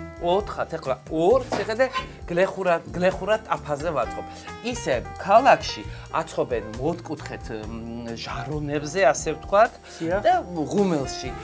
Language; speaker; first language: Georgian; native; Georgian